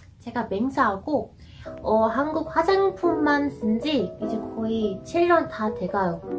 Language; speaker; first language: Korean; non-native, fluent; Persian